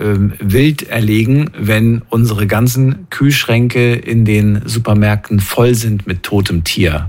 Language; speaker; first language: German; native; German